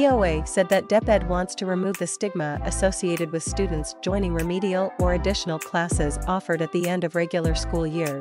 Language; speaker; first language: English; non-native, local second language; Filipino